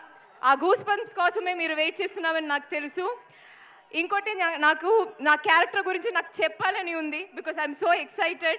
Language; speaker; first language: Telugu; non-native, local second language; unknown